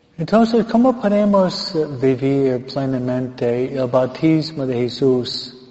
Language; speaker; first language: Spanish; non-native, fluent; English